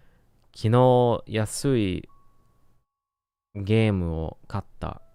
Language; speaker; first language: Japanese; non-native, learner; English